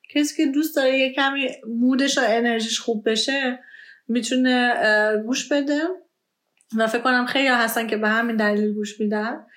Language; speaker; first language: Persian; early bilingual, heritage; Persian